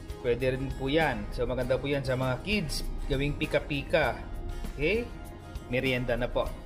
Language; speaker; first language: Filipino; non-native, local second language; Cebuano